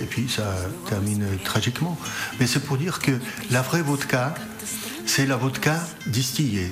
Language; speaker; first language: French; non-native, fluent; Russian